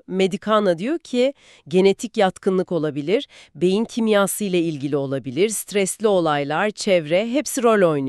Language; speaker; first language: Turkish; native; Turkish